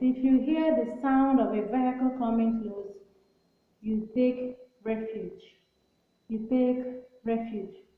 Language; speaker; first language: English; non-native, local second language; Igbo